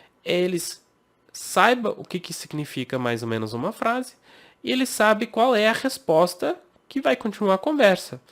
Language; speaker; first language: Portuguese; non-native, fluent; English